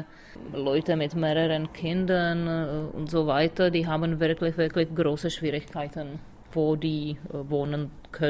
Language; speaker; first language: German; non-native, fluent; Czech